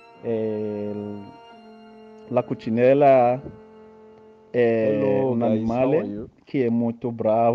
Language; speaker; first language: Italian; non-native, learner; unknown